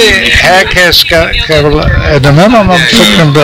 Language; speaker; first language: Turkish; non-native, learner; English